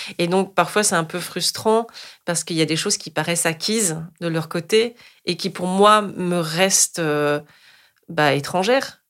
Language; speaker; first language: French; native; French